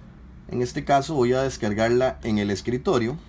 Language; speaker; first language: Spanish; native; Spanish